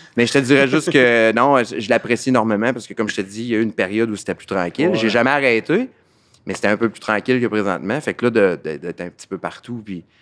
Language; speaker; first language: French; native; French